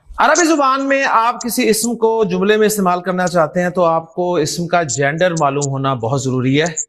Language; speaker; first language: Urdu; native; Urdu